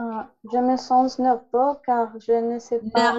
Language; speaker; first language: French; non-native, learner; Spanish